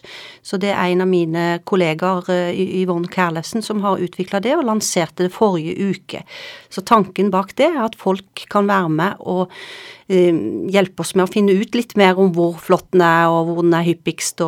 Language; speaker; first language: Norwegian; native; Norwegian